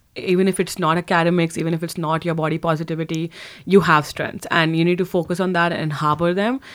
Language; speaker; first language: English; non-native, local second language; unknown